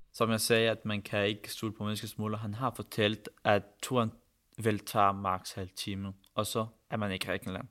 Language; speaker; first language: Danish; non-native, fluent; Arabic